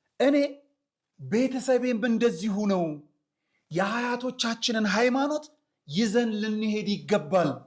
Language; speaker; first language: Amharic; non-native, local second language; Oromo